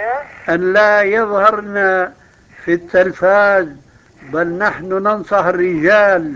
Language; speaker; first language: Arabic; native; Arabic